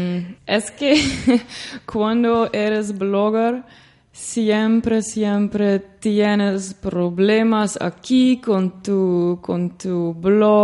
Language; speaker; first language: Spanish; non-native, learner; Dutch